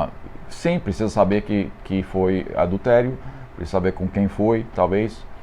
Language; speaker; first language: Portuguese; non-native, fluent; English